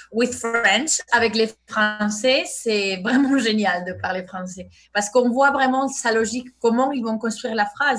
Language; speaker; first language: French; non-native, fluent; Spanish